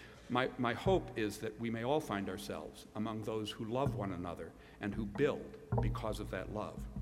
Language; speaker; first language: English; native; English